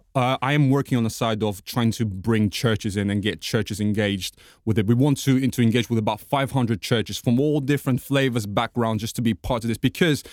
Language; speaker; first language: English; non-native, fluent; Portuguese